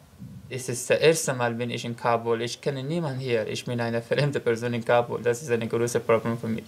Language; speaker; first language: German; non-native, learner; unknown